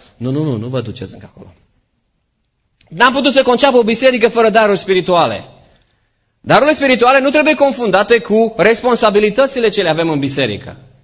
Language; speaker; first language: Romanian; native; Romanian